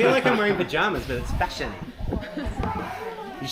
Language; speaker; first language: English; native; English